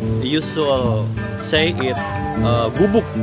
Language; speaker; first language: English; non-native, learner; Indonesian